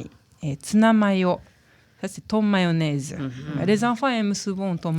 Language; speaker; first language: French; non-native, fluent; Japanese